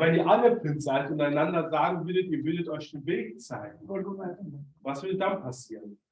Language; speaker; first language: German; native; German